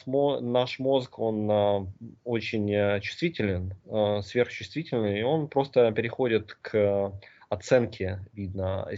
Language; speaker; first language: Russian; native; Russian